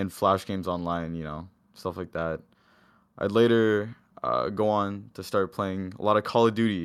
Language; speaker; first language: English; native; English